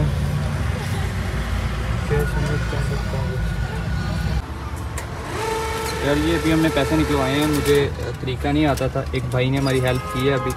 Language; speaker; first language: Urdu; non-native, local second language; Punjabi